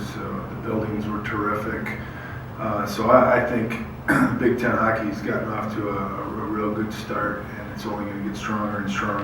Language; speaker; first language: English; native; English